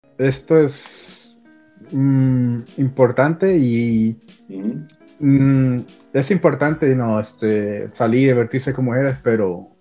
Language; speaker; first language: Spanish; early bilingual, heritage; Spanish